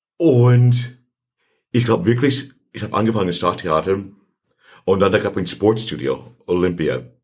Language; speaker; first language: German; non-native, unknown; English